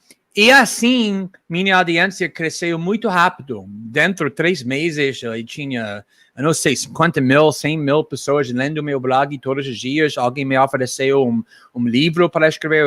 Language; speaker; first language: Portuguese; non-native, fluent; English